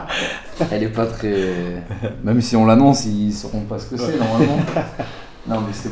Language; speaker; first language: French; native; French